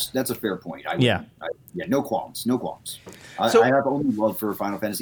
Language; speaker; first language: English; native; English